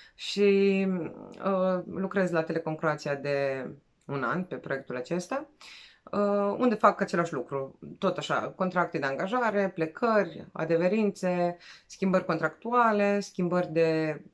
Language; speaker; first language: Romanian; non-native, fluent; Serbian